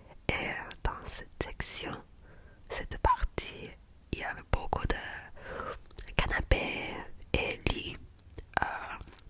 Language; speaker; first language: French; non-native, learner; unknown